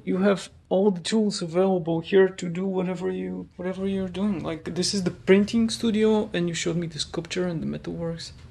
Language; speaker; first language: English; non-native, fluent; Bulgarian